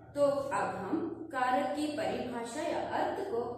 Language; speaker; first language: Hindi; non-native, local second language; Kannada